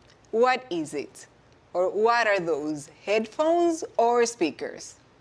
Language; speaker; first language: English; non-native, fluent; Spanish